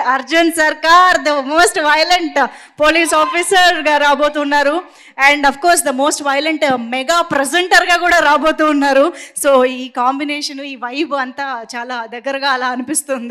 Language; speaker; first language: Telugu; native; Telugu